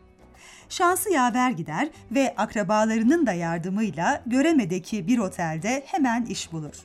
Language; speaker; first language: Turkish; native; Turkish